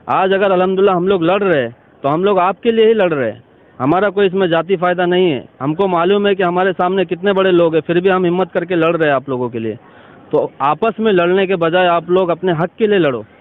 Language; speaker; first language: Hindi; non-native, local second language; Urdu